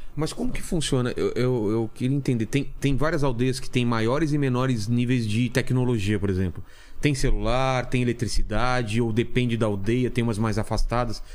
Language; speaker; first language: Portuguese; native; Portuguese